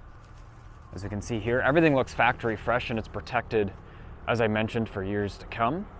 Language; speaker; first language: English; native; English